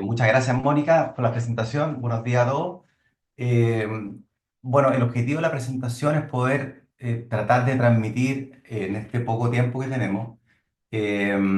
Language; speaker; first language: Spanish; native; Spanish